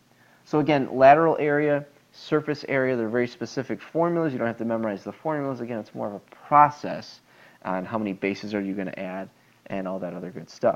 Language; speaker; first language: English; native; English